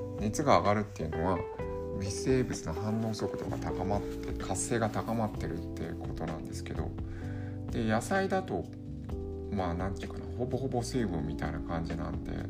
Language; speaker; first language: Japanese; native; Japanese